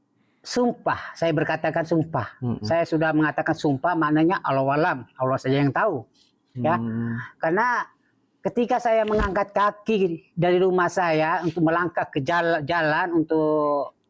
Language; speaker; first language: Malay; non-native, fluent; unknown